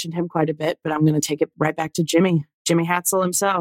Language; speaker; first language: English; native; English